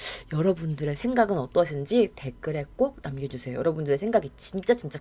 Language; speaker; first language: Korean; native; Korean